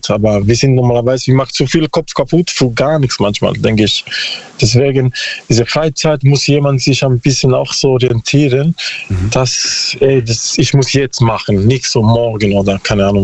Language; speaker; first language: German; non-native, learner; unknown